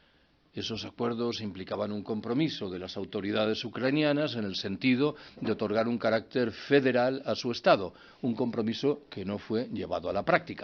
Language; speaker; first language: Spanish; native; Spanish